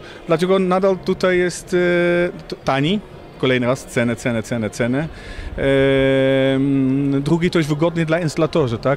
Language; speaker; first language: Polish; non-native, fluent; Dutch